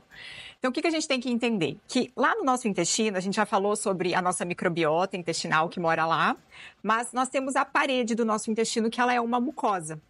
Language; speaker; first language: Portuguese; native; Portuguese